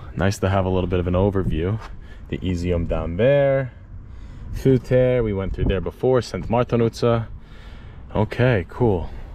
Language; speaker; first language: English; native; English